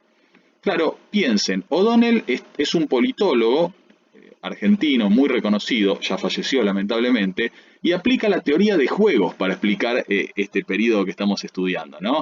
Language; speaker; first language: Spanish; native; Spanish